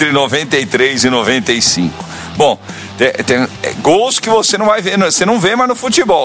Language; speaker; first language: Portuguese; native; Portuguese